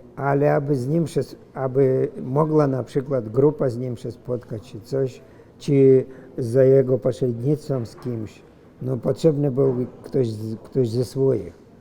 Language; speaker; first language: Polish; non-native, fluent; Russian